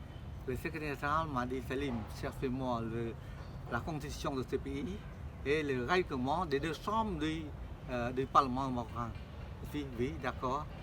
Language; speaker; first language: French; non-native, fluent; Khmer